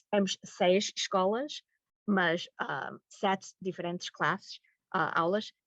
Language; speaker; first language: Portuguese; early bilingual, heritage; Portuguese